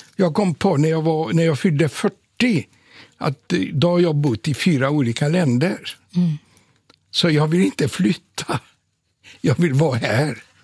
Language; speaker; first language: Swedish; non-native, fluent; Polish